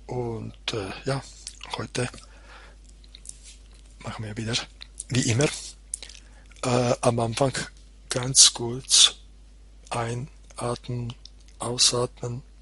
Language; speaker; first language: German; non-native, fluent; Croatian